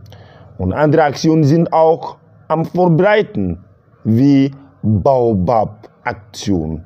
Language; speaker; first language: German; non-native, learner; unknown